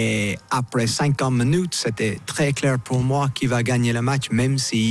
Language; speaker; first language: French; non-native, fluent; English